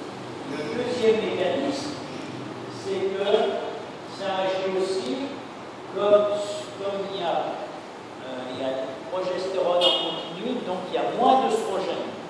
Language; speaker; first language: French; native; French